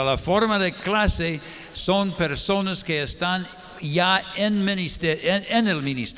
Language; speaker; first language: Spanish; non-native, fluent; English